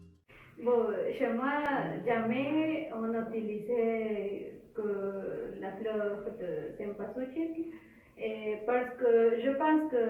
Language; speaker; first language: French; non-native, learner; Spanish